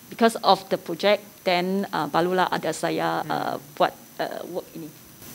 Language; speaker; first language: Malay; non-native, local second language; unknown